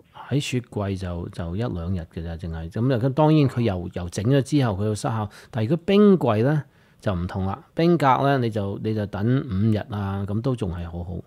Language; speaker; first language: Cantonese; native; Cantonese